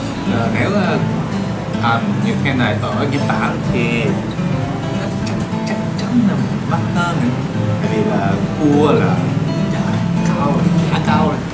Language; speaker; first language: Vietnamese; non-native, learner; Japanese